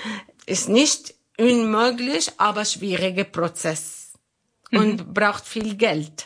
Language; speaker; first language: German; non-native, learner; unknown